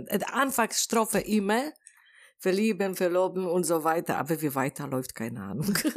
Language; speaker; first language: German; non-native, learner; Polish